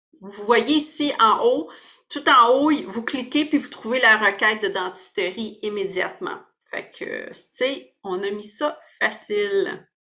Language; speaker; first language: French; native; French